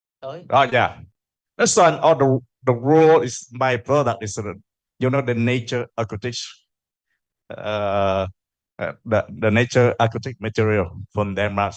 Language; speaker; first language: English; non-native, learner; Vietnamese